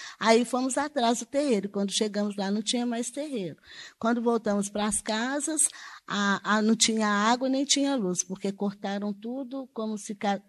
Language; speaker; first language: Portuguese; native; Portuguese